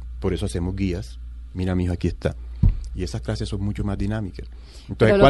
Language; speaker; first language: Spanish; native; Spanish